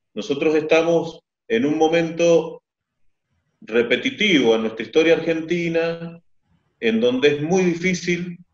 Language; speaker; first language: Spanish; native; Spanish